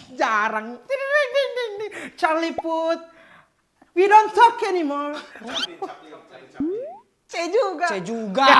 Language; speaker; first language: English; non-native, learner; Indonesian